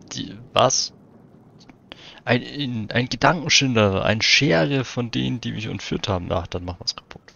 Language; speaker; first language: German; native; German